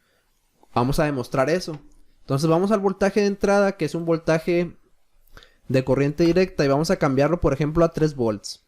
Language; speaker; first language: Spanish; native; Spanish